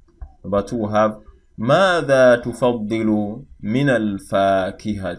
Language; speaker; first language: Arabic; non-native, fluent; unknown